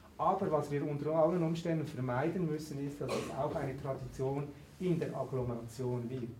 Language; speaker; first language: German; native; German